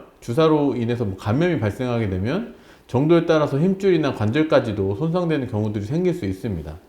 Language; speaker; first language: Korean; native; Korean